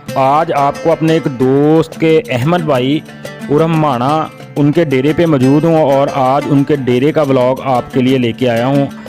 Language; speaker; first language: Urdu; non-native, local second language; Punjabi